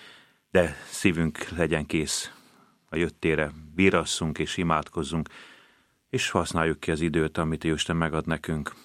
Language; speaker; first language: Hungarian; native; Hungarian